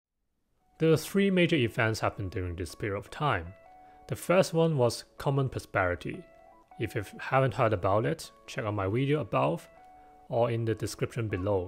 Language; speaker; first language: English; non-native, local second language; Cantonese